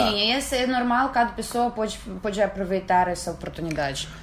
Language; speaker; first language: Portuguese; non-native, fluent; Russian